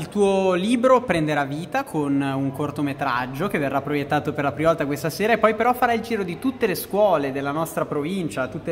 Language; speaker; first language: Italian; native; Italian